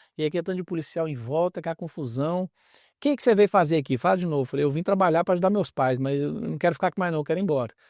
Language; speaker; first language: Portuguese; native; Portuguese